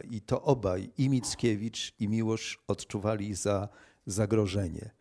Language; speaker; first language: Polish; native; Polish